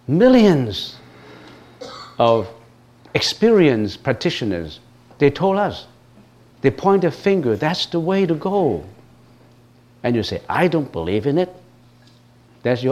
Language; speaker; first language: English; non-native, local second language; Cantonese